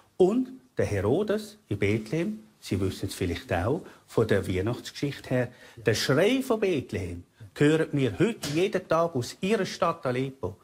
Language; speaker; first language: German; native; German